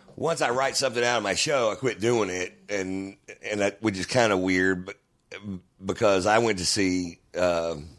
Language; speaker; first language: English; native; English